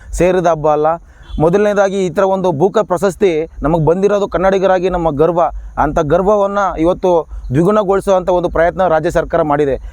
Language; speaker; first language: Kannada; native; Kannada